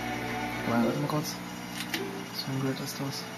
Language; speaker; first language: German; native; German